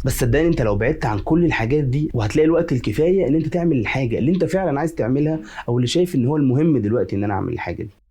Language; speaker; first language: Arabic; native; Arabic